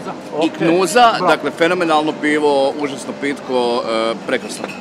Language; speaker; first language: Croatian; native; Croatian